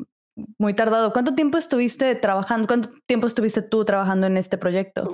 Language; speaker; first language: Spanish; native; Spanish